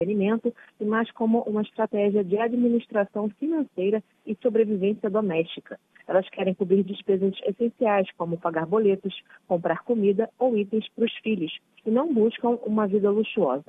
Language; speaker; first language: Portuguese; native; Portuguese